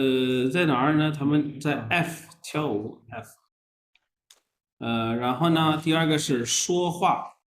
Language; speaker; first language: Chinese; non-native, fluent; Urdu